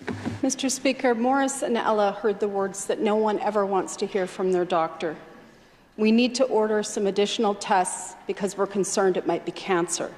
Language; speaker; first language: English; native; English